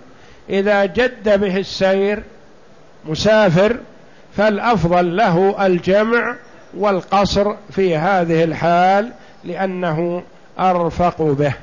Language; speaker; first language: Arabic; native; Arabic